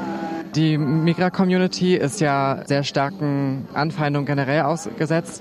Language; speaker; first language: German; native; German